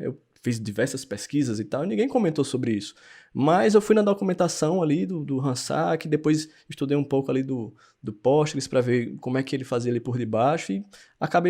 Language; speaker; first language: Portuguese; native; Portuguese